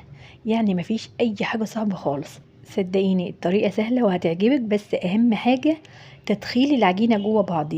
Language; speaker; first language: Arabic; native; Arabic